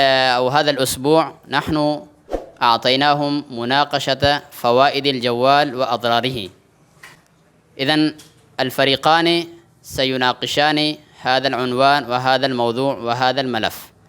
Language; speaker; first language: Arabic; non-native, fluent; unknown